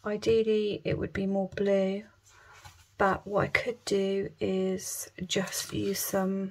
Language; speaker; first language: English; native; English